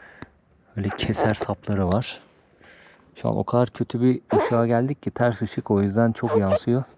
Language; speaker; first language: Turkish; native; Turkish